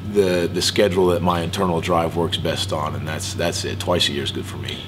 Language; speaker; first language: English; native; English